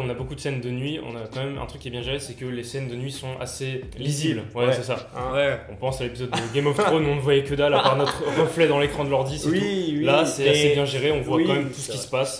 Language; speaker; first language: French; native; French